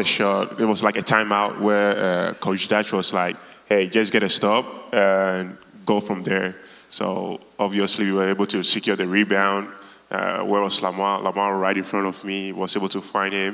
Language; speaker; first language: English; non-native, local second language; Ga